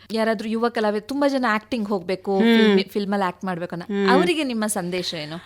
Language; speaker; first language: Kannada; native; Kannada